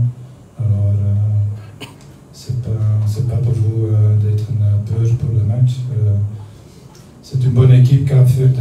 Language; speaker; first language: French; non-native, learner; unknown